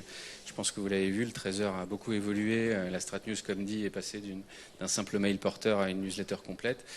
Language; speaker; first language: French; native; French